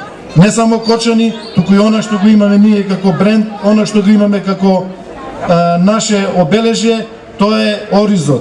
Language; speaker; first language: Macedonian; native; Macedonian